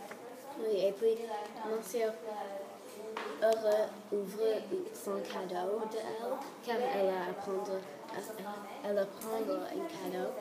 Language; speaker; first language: French; non-native, learner; English